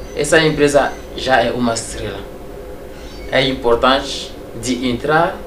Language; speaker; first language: Portuguese; non-native, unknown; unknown